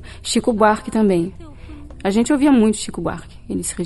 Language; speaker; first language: Portuguese; early bilingual, heritage; Portuguese